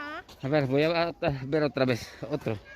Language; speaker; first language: Spanish; non-native, learner; Filipino